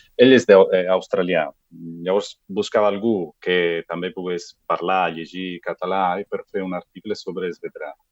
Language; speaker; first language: Catalan; non-native, local second language; Italian